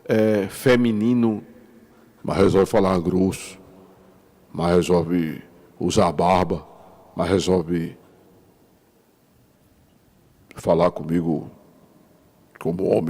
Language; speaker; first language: Portuguese; native; Portuguese